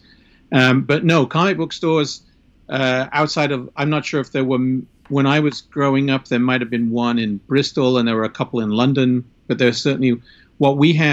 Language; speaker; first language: English; native; English